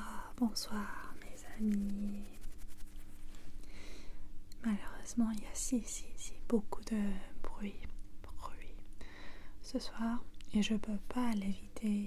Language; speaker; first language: French; non-native, learner; English